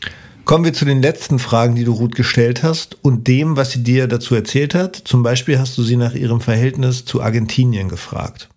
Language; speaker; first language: German; native; German